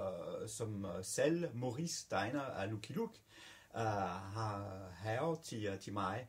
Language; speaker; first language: Danish; non-native, fluent; French